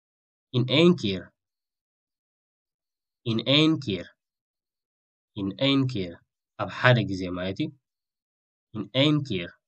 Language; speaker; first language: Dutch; non-native, fluent; Tigrinya